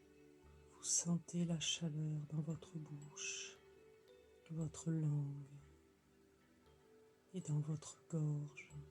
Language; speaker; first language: French; native; French